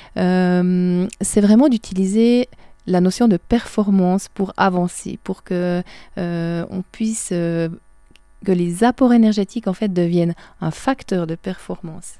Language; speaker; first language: French; native; French